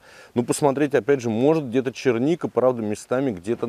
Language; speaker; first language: Russian; native; Russian